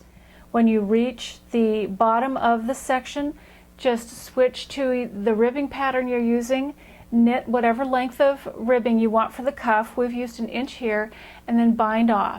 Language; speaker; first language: English; native; English